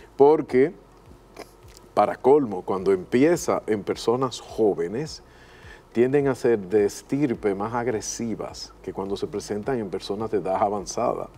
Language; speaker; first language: Spanish; native; Spanish